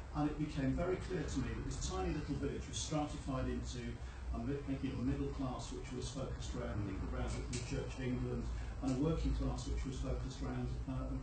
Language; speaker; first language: English; native; English